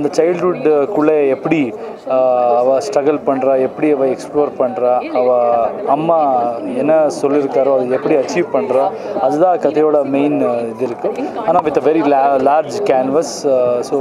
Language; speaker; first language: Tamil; non-native, learner; Kannada